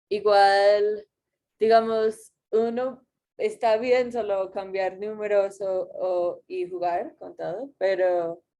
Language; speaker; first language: Spanish; non-native, fluent; English